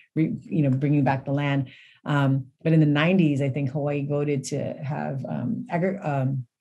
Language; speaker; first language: English; native; English